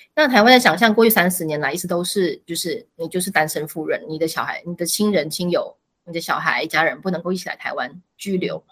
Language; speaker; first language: Chinese; native; Chinese